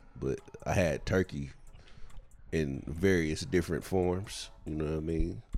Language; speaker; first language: English; native; English